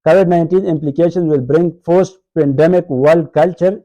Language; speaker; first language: English; non-native, local second language; Urdu